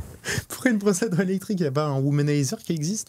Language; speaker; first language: French; native; French